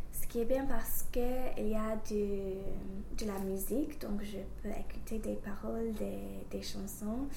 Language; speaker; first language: French; non-native, fluent; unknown